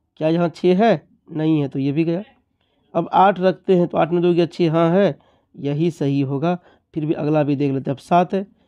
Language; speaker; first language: Hindi; native; Hindi